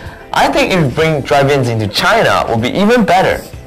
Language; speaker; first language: English; non-native, fluent; Chinese